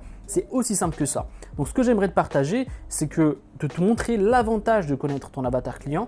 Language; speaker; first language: French; native; French